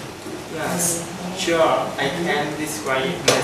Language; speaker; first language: English; non-native, learner; Khmer